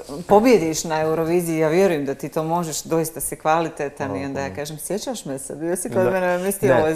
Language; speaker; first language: Serbian; native; Serbian